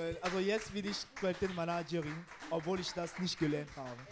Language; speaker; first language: German; non-native, learner; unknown